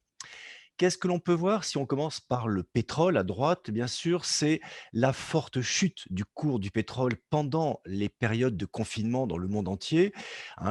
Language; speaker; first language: French; native; French